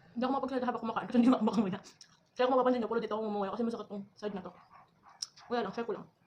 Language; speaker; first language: Filipino; native; Filipino